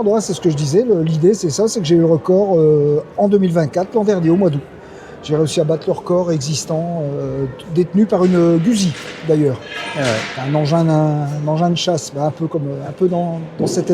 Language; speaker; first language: French; native; French